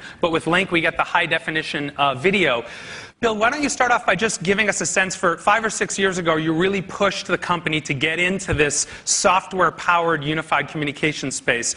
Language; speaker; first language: English; native; English